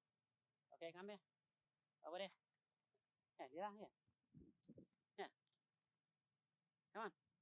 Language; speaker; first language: English; non-native, learner; Khmer